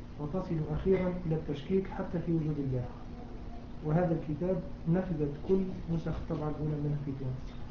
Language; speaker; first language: Arabic; native; Arabic